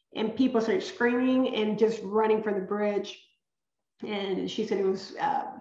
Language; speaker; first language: English; early bilingual, other home language; Spanish